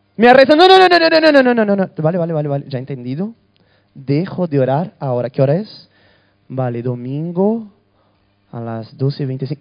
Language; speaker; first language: Spanish; early bilingual, other home language; Portuguese